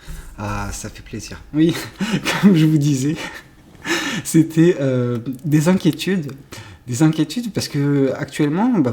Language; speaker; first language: French; native; French